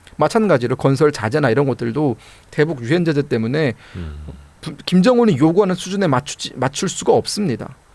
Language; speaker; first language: Korean; native; Korean